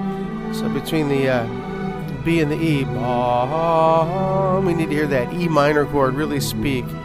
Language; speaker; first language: English; native; English